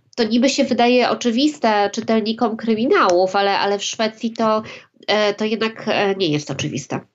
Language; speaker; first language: Polish; native; Polish